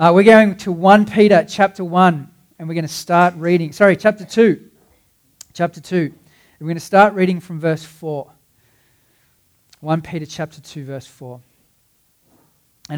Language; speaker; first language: English; native; English